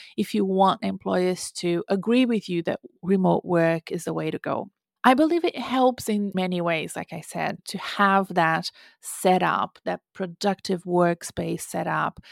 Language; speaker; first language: English; non-native, fluent; Portuguese